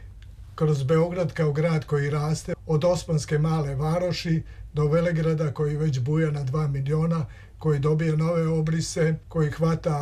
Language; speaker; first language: Serbian; native; Serbian